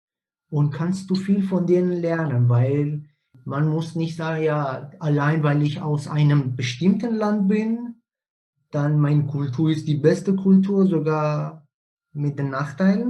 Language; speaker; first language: German; non-native, fluent; Persian